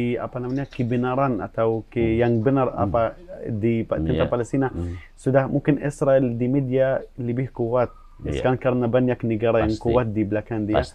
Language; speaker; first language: Indonesian; non-native, fluent; Arabic